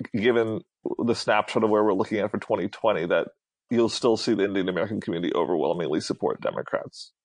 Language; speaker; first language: English; early bilingual, other home language; Hindi